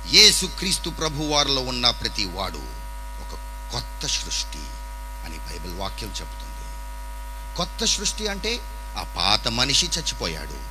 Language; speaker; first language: Telugu; non-native, local second language; English